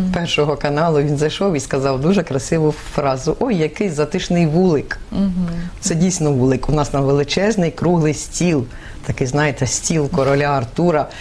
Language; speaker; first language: Ukrainian; native; Ukrainian